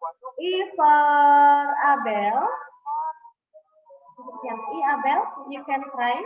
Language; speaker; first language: English; non-native, fluent; Indonesian